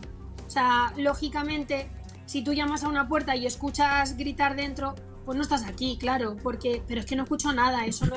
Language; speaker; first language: Spanish; native; Spanish